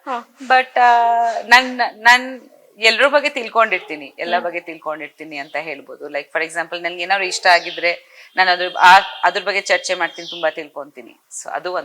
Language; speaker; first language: Kannada; non-native, fluent; Bangla